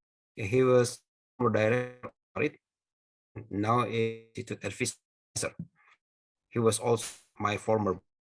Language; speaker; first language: English; non-native, fluent; Indonesian